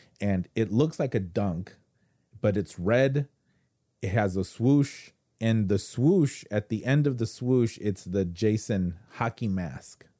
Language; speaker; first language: English; native; English